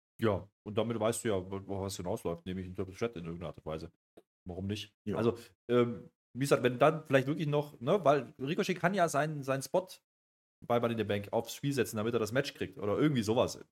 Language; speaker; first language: German; native; German